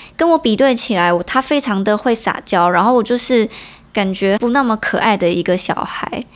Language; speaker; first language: Chinese; non-native, local second language; Hakka Chinese